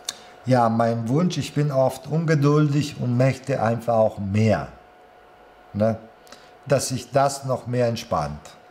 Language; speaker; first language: German; non-native, fluent; Italian